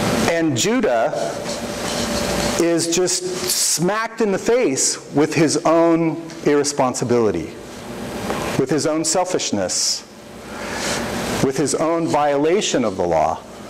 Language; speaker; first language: English; native; English